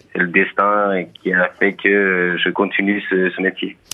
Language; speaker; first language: French; non-native, fluent; Persian